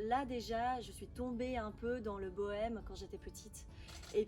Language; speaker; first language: French; native; French